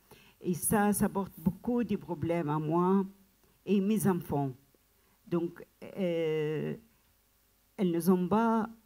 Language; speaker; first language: French; non-native, learner; Arabic